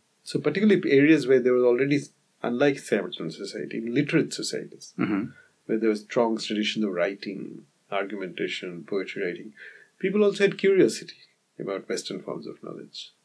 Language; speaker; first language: English; non-native, local second language; Bangla